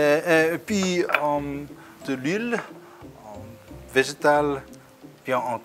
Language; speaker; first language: French; non-native, fluent; Korean